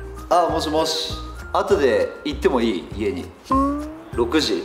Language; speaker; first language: Japanese; native; Japanese